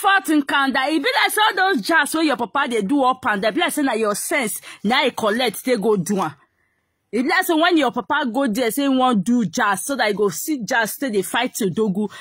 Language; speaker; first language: Nigerian Pidgin; non-native, local second language; Igbo